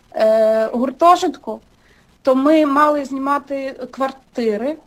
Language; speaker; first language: Ukrainian; native; Ukrainian